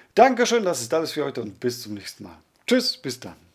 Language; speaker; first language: German; non-native, fluent; Polish